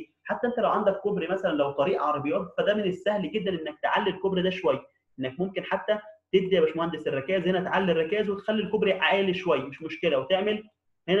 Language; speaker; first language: Arabic; native; Arabic